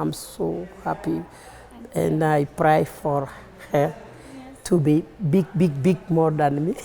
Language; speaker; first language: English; non-native, learner; Bambara